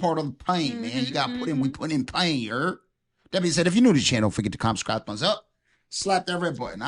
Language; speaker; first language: English; native; English